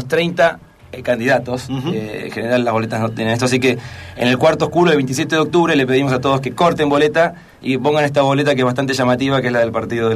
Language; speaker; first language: Spanish; native; Spanish